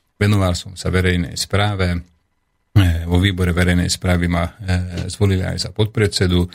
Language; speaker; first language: Slovak; non-native, local second language; Hungarian